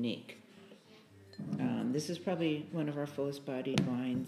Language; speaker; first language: English; native; English